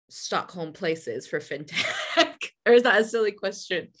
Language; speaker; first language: English; native; English